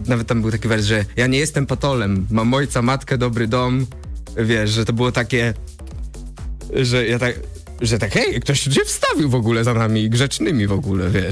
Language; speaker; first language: Polish; native; Polish